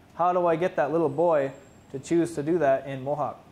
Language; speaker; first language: English; native; English